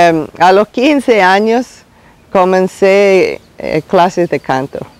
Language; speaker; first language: Spanish; non-native, fluent; English